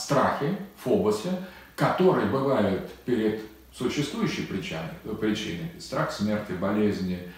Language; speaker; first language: Russian; native; Russian